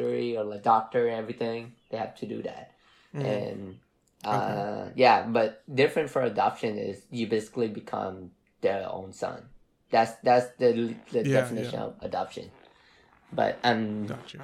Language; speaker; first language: English; non-native, fluent; Vietnamese